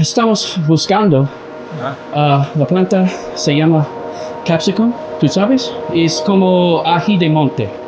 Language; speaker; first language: Spanish; non-native, learner; English